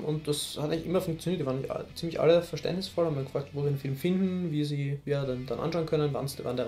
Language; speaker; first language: German; native; German